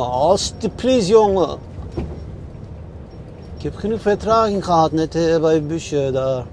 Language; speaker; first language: Dutch; non-native, fluent; Turkish